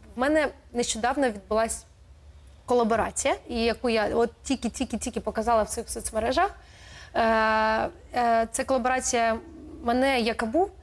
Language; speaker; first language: Ukrainian; non-native, local second language; Russian